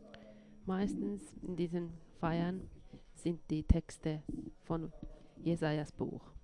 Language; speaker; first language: German; non-native, fluent; Finnish